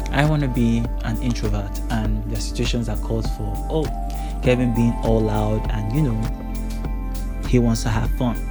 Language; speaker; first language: English; non-native, local second language; Yoruba